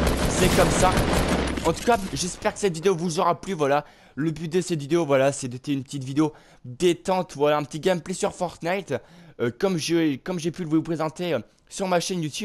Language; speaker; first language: French; native; French